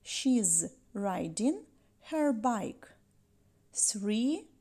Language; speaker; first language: English; non-native, fluent; Ukrainian